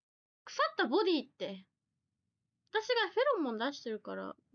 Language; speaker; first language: Japanese; native; Japanese